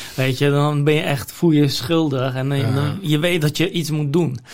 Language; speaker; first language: Dutch; non-native, fluent; Polish